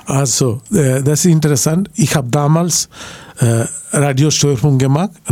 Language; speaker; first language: German; non-native, learner; Bangla